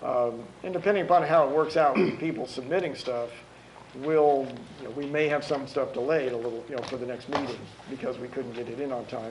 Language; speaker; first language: English; native; English